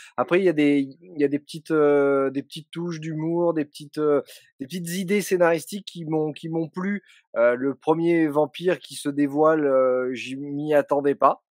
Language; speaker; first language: French; native; French